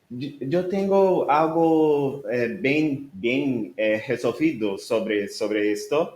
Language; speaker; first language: Spanish; non-native, learner; Portuguese